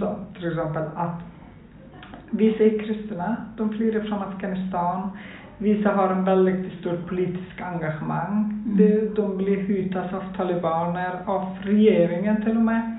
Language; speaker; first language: Swedish; non-native, fluent; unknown